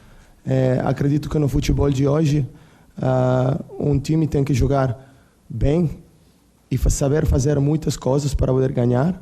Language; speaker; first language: Portuguese; non-native, learner; Italian